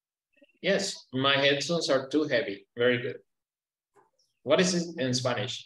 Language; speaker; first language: English; non-native, fluent; Spanish